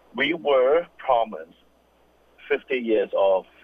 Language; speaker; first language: English; non-native, local second language; Cantonese